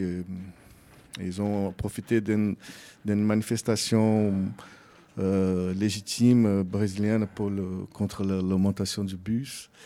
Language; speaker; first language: French; non-native, fluent; Portuguese